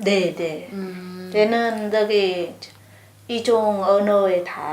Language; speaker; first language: Korean; non-native, learner; Vietnamese